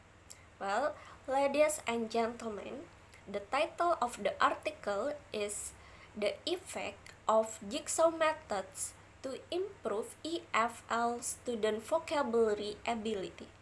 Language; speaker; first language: English; non-native, learner; Indonesian